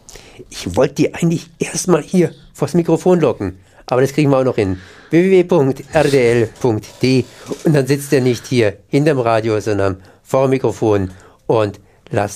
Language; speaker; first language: German; native; German